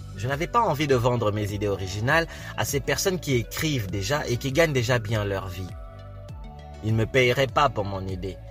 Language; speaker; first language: French; non-native, fluent; Lingala